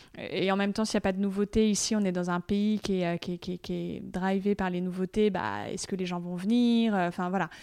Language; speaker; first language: French; native; French